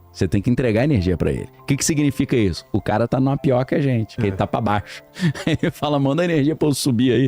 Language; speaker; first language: Portuguese; native; Portuguese